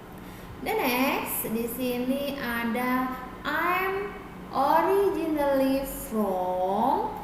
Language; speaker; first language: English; non-native, fluent; Indonesian